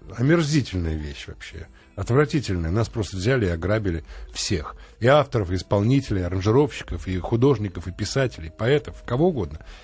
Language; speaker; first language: Russian; native; Russian